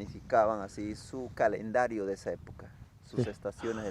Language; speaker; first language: Spanish; native; Spanish